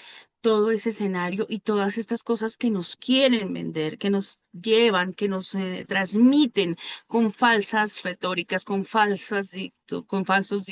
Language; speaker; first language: Spanish; native; Spanish